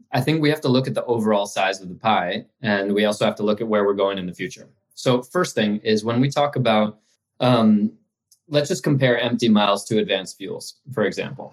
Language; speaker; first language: English; native; English